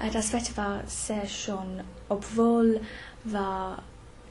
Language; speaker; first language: German; non-native, fluent; English